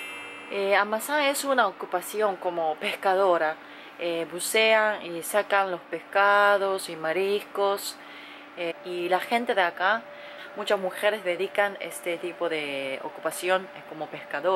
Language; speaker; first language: Spanish; non-native, learner; Japanese